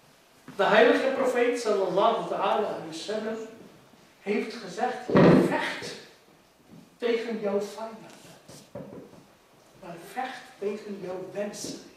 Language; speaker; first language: Dutch; non-native, fluent; Urdu